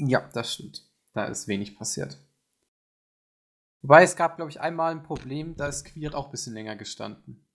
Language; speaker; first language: German; native; German